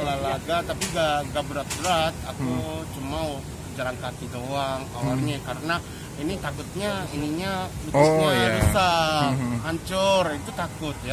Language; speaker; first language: Indonesian; non-native, fluent; Japanese